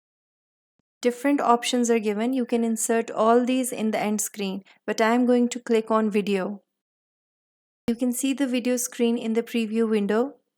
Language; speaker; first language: English; non-native, local second language; Hindi